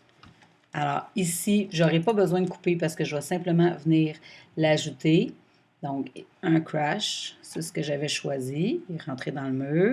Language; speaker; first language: French; native; French